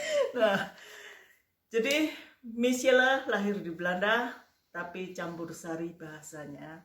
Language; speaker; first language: Indonesian; native; Indonesian